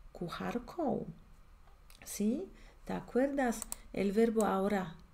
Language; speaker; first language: Spanish; non-native, fluent; Polish